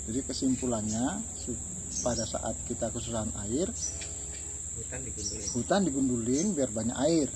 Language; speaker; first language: Indonesian; native; Indonesian